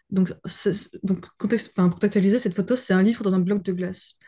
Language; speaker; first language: French; native; French